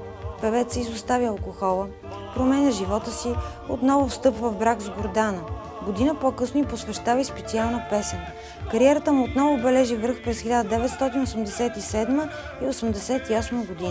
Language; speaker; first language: Bulgarian; native; Bulgarian